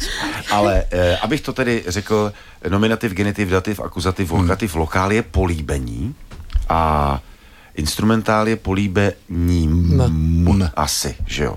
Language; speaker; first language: Czech; native; Czech